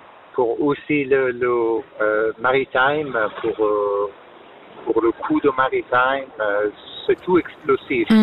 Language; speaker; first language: French; non-native, fluent; Persian